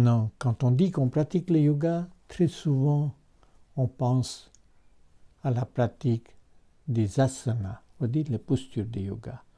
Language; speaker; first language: French; non-native, fluent; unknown